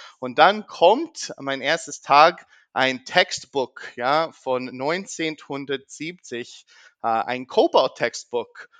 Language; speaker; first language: German; non-native, learner; English